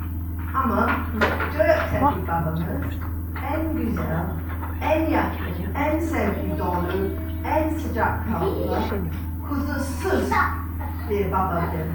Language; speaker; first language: Turkish; non-native, fluent; English